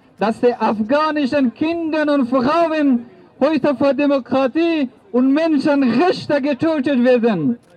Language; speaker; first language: German; non-native, fluent; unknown